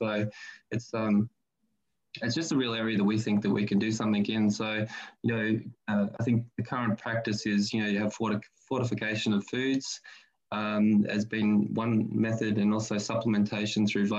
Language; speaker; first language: English; native; English